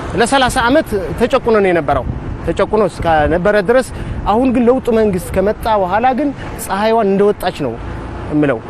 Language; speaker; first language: Amharic; non-native, local second language; Tigrinya